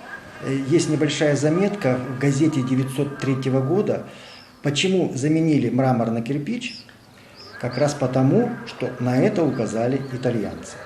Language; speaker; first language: Russian; native; Russian